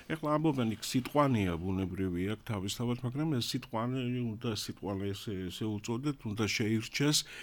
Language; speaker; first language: Georgian; native; Georgian